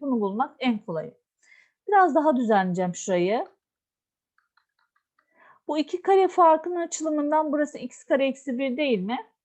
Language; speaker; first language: Turkish; native; Turkish